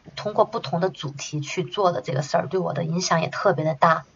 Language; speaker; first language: Chinese; native; Chinese